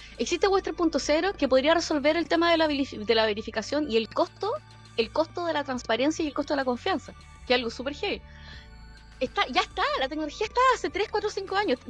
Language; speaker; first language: Spanish; early bilingual, other home language; Korean